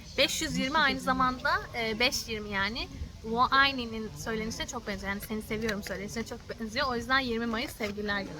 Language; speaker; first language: Turkish; native; Turkish